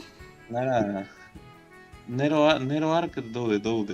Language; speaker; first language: Japanese; non-native, learner; Spanish